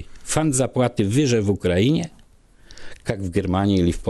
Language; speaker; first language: Russian; non-native, learner; Polish